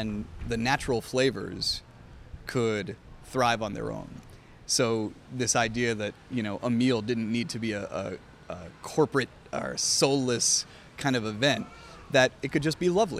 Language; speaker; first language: English; native; English